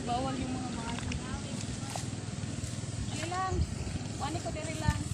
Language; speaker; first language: Filipino; native; Filipino